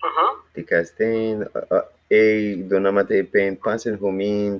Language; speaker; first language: Greek; non-native, learner; English